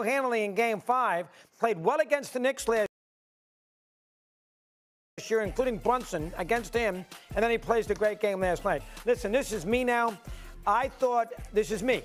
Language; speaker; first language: English; native; English